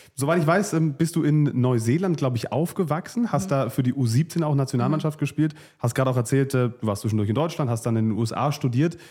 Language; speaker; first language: German; native; German